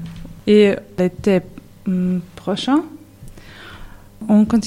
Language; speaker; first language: French; non-native, learner; Serbian